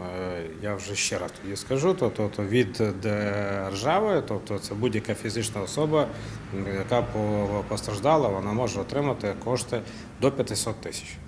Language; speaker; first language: Ukrainian; non-native, local second language; Russian